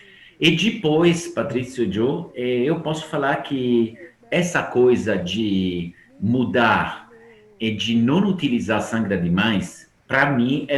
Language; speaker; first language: Portuguese; non-native, fluent; Italian